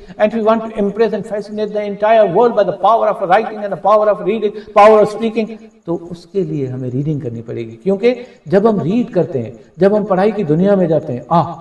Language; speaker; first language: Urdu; non-native, local second language; Sindhi